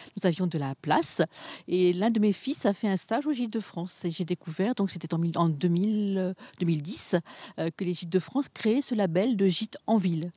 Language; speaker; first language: French; native; French